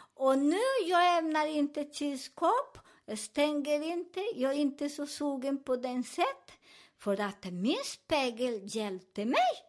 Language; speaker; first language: Swedish; non-native, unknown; Spanish